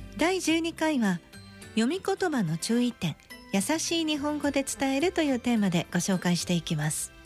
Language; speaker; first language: Japanese; native; Japanese